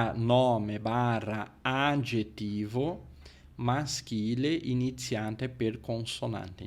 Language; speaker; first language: Italian; non-native, fluent; Portuguese